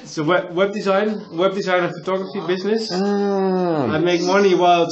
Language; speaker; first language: English; non-native, learner; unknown